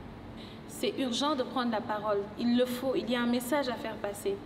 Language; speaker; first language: French; non-native, local second language; Lingala